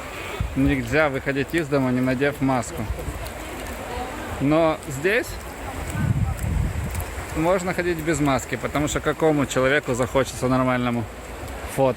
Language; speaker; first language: Russian; native; Russian